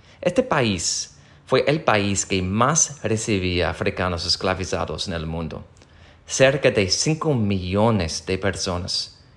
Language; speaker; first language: Spanish; non-native, fluent; English